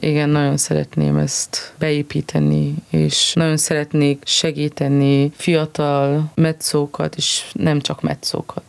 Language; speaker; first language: Hungarian; early bilingual, heritage; Hungarian